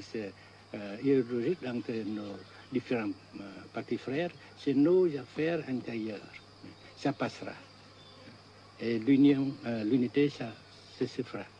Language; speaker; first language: French; non-native, fluent; Vietnamese